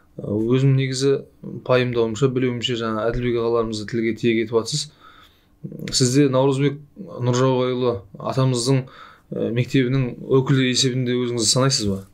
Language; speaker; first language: Kazakh; native; Kazakh